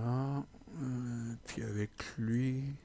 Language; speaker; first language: French; native; French